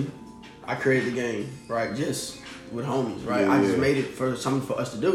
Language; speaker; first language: English; native; English